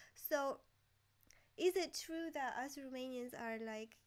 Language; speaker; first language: English; non-native, fluent; Romanian